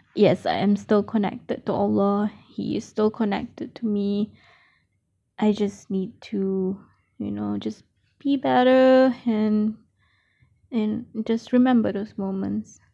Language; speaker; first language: English; non-native, local second language; Malay